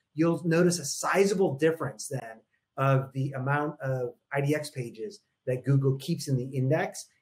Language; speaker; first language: English; native; English